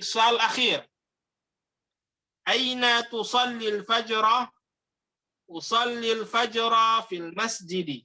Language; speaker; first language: Arabic; non-native, fluent; Indonesian